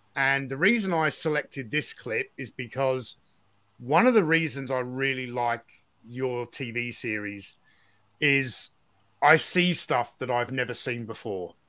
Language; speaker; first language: English; native; English